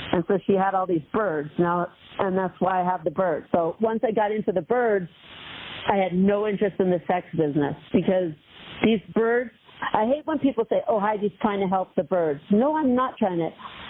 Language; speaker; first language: English; native; English